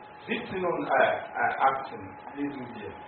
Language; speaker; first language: German; non-native, fluent; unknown